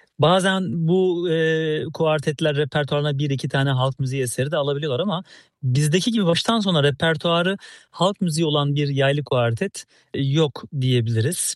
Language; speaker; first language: Turkish; native; Turkish